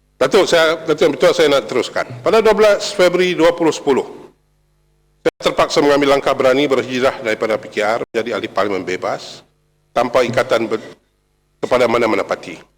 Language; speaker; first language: Malay; native; Malay